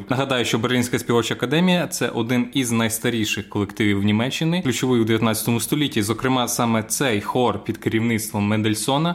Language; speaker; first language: Ukrainian; native; Ukrainian